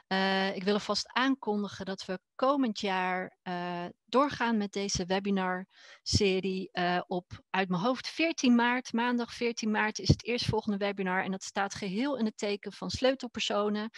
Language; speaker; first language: Dutch; native; Dutch